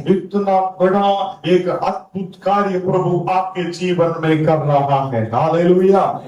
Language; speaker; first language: Hindi; non-native, local second language; Tamil